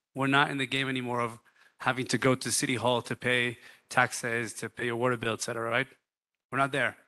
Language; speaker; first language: English; non-native, fluent; Hebrew